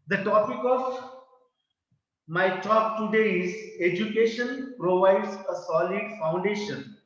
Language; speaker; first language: English; non-native, local second language; Marathi